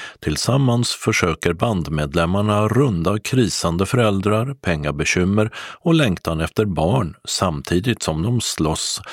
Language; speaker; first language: Swedish; native; Swedish